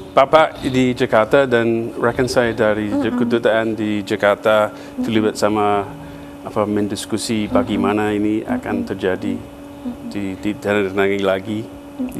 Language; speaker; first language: Indonesian; non-native, fluent; English